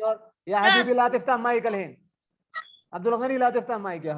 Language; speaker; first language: Arabic; non-native, learner; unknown